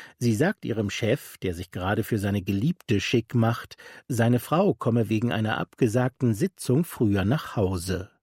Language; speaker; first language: German; native; German